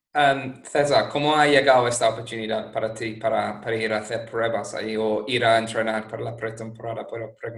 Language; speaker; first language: Spanish; non-native, fluent; English